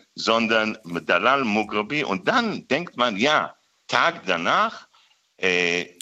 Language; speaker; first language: German; non-native, fluent; Hebrew